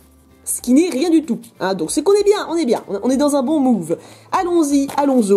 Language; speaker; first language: French; native; French